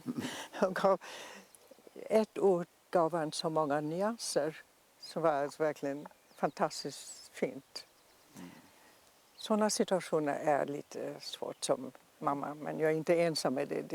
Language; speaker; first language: Swedish; non-native, fluent; German